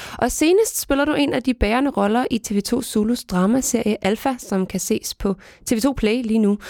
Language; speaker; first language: Danish; native; Danish